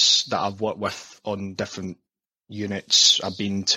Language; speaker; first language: English; native; English